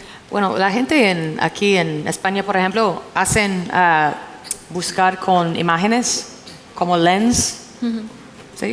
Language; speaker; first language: Spanish; non-native, fluent; English